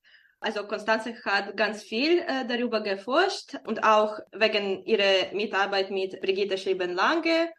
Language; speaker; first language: German; non-native, fluent; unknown